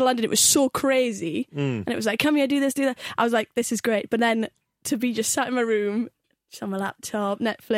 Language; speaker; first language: English; native; English